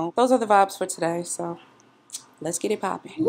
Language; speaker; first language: English; native; English